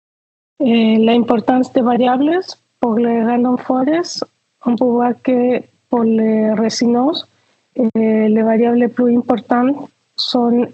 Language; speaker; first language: French; non-native, fluent; Spanish